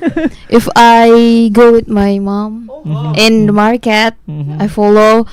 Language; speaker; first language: English; non-native, learner; Indonesian